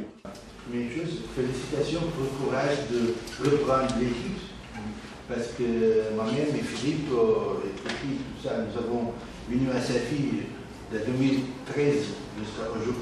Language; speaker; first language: French; non-native, learner; Portuguese